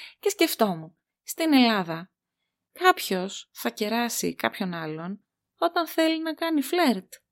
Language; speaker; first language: Greek; native; Greek